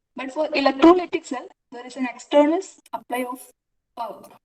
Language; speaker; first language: English; non-native, local second language; Malayalam